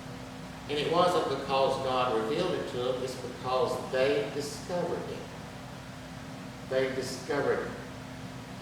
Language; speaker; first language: English; native; English